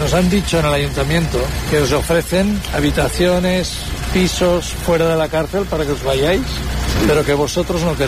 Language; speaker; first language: Spanish; native; Spanish